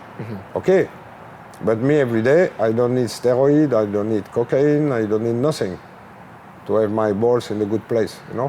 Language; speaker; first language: English; non-native, learner; French